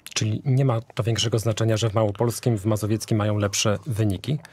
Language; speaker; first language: Polish; native; Polish